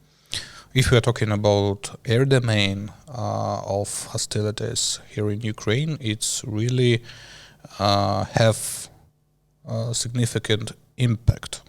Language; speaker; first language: English; non-native, learner; Ukrainian